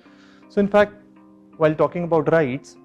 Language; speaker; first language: English; non-native, local second language; Hindi